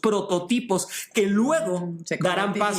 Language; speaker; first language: Spanish; native; Spanish